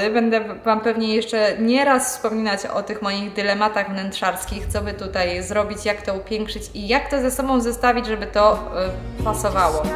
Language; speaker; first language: Polish; native; Polish